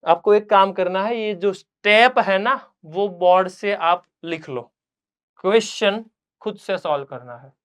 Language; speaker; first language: Hindi; non-native, local second language; Gujarati